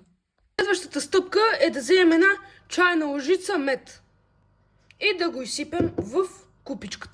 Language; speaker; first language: Bulgarian; native; Bulgarian